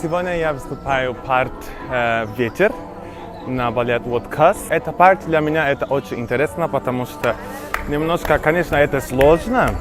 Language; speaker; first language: Russian; non-native, learner; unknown